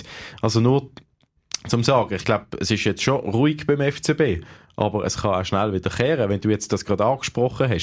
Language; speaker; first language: German; native; German